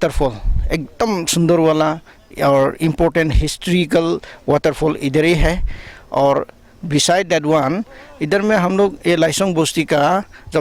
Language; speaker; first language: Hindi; non-native, local second language; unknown